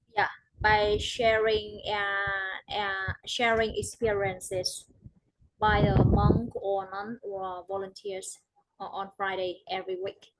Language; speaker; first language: English; non-native, learner; Vietnamese